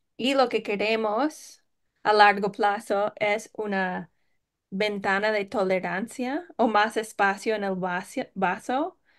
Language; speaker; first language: Spanish; non-native, fluent; English